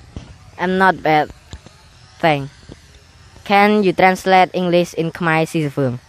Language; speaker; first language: English; non-native, learner; Khmer